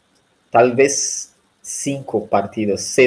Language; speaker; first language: Spanish; non-native, learner; Portuguese